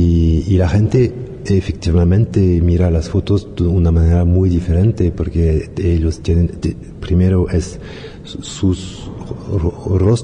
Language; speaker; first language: Spanish; non-native, learner; French